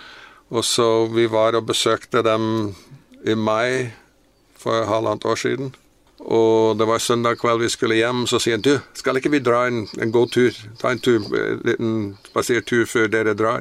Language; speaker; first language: Norwegian; non-native, fluent; English